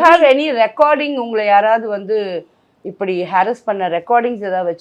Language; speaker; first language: Tamil; native; Tamil